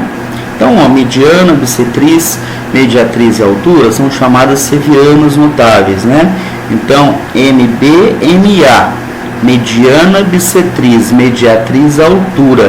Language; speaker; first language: Portuguese; native; Portuguese